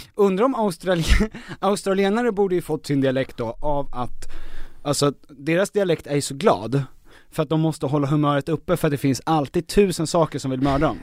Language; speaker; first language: Swedish; native; Swedish